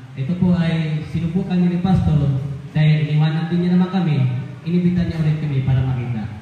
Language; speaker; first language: Filipino; non-native, local second language; Cebuano